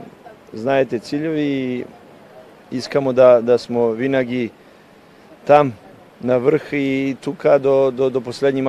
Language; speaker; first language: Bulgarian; non-native, learner; Serbian